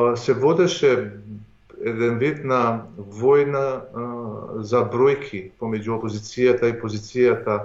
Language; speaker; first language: Macedonian; non-native, local second language; Albanian